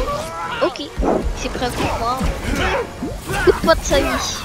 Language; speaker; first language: French; native; French